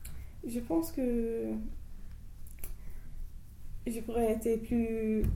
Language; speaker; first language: French; non-native, learner; English